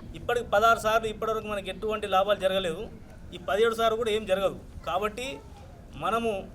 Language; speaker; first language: Telugu; non-native, local second language; Lambadi